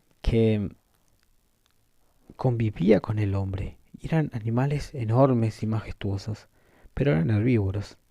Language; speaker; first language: Spanish; native; Spanish